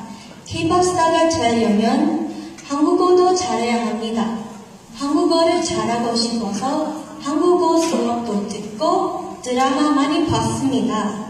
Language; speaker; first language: Korean; non-native, learner; English